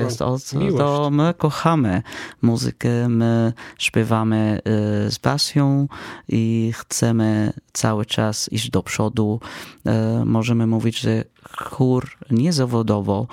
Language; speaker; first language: Polish; non-native, fluent; Arabic